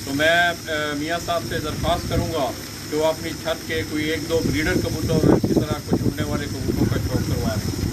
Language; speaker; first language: Hindi; non-native, local second language; Punjabi